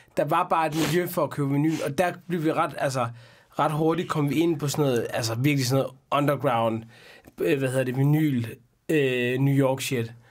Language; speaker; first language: Danish; early bilingual, other home language; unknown